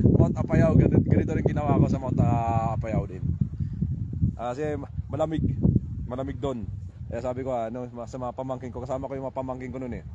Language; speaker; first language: Filipino; non-native, local second language; Waray